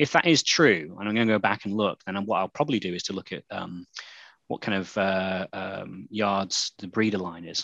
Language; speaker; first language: English; native; English